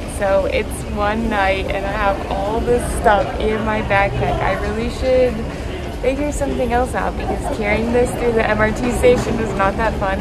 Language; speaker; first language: English; native; English